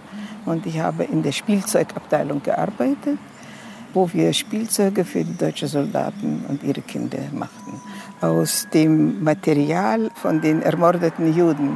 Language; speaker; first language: German; non-native, fluent; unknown